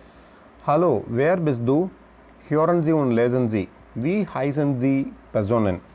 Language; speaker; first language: German; non-native, learner; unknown